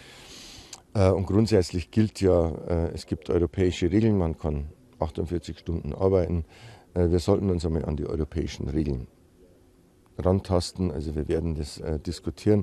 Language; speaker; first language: German; native; German